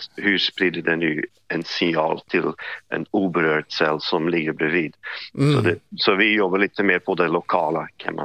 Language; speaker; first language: Swedish; non-native, fluent; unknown